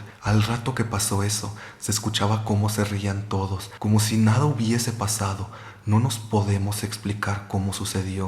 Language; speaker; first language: Spanish; native; Spanish